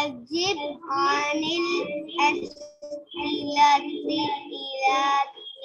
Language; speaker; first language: Arabic; non-native, learner; Urdu